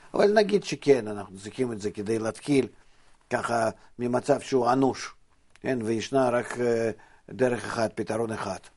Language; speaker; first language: Hebrew; non-native, fluent; Russian